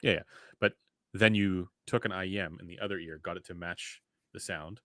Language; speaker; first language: English; native; English